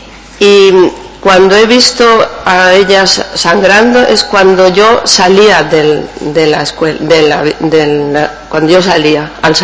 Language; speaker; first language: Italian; non-native, learner; Spanish